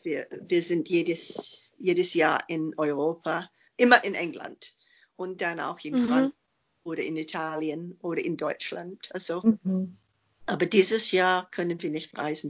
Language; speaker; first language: German; non-native, fluent; English